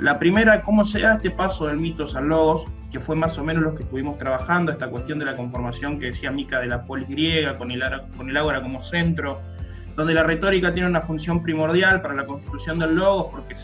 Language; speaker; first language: Spanish; native; Spanish